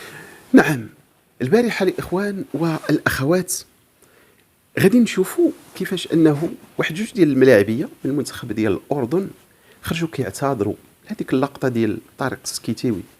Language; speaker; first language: Arabic; native; Arabic